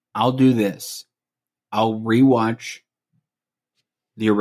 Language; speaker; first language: English; native; English